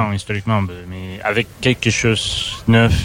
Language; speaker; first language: French; non-native, fluent; Russian